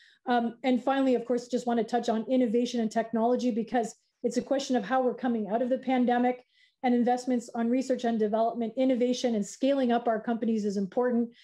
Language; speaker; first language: English; native; English